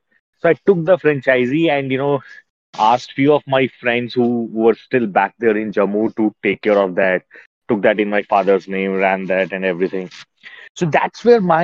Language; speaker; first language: English; non-native, local second language; Hindi